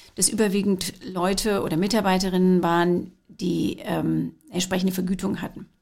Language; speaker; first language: German; non-native, fluent; English